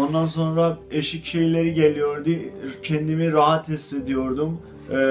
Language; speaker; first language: Turkish; non-native, fluent; Azerbaijani